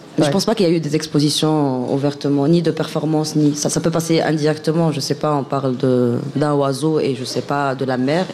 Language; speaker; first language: French; non-native, local second language; Arabic